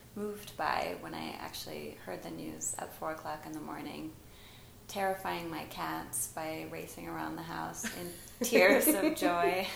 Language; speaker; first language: English; native; English